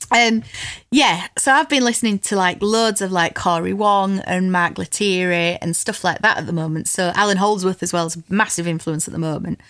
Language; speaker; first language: English; native; English